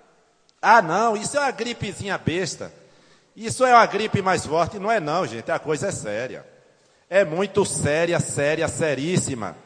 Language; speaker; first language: Portuguese; native; Portuguese